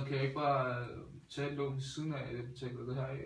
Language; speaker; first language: Danish; native; Danish